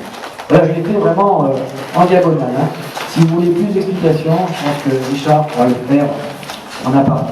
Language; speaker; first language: French; native; French